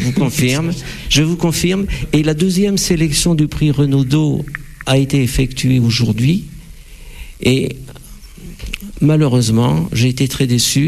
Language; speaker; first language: French; native; French